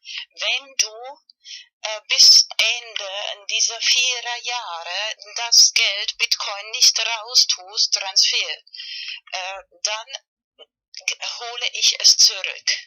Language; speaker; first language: German; non-native, fluent; Spanish